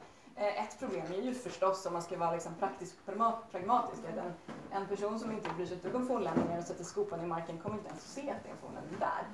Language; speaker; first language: Swedish; native; Swedish